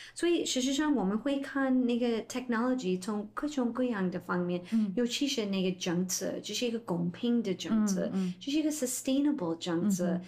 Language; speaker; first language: Chinese; non-native, fluent; English